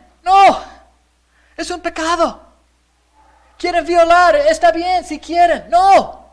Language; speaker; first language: Spanish; non-native, fluent; English